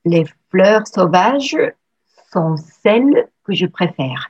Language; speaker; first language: French; non-native, fluent; Japanese